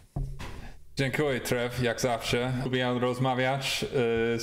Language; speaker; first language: Polish; non-native, learner; English